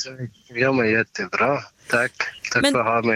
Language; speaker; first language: Swedish; non-native, fluent; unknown